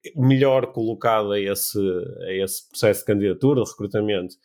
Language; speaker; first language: Portuguese; native; Portuguese